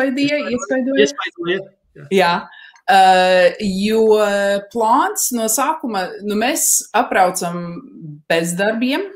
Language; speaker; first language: Latvian; early bilingual, heritage; Latvian